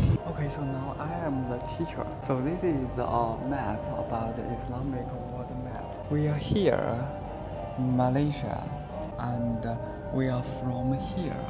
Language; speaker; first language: English; non-native, learner; Chinese